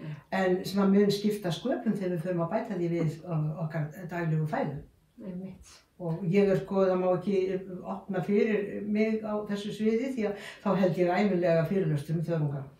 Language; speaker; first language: Icelandic; native; Icelandic